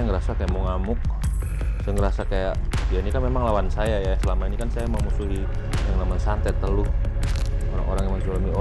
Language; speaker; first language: Indonesian; native; Indonesian